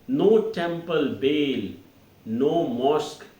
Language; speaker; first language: English; non-native, local second language; Hindi